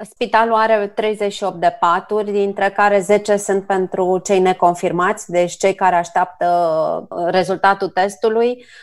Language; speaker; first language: Romanian; native; Romanian